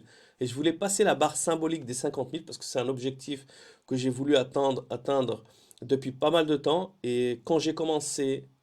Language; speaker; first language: French; native; French